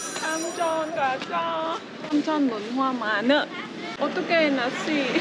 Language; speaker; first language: Korean; non-native, learner; Vietnamese